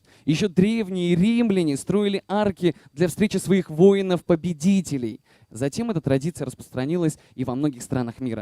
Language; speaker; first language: Russian; native; Russian